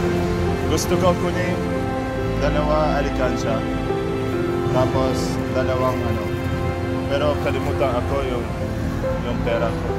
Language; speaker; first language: Filipino; non-native, learner; Arabic